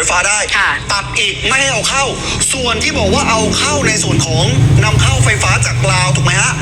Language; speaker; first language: Thai; native; Thai